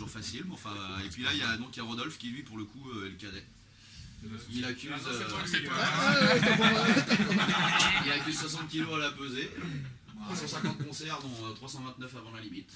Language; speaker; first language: French; native; French